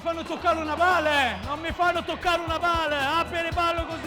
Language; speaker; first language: Italian; non-native, learner; French